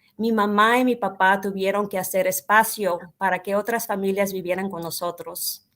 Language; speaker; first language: Spanish; early bilingual, heritage; Spanish